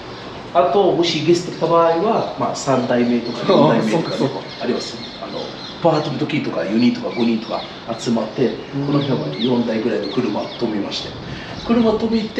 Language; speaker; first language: Japanese; non-native, learner; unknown